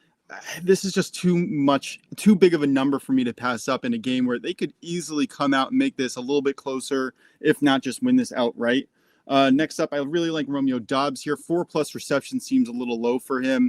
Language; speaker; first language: English; native; English